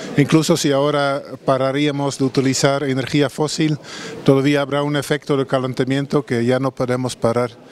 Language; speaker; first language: Spanish; non-native, fluent; Dutch